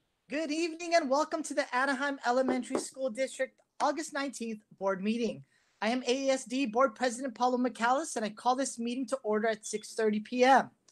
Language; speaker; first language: English; native; English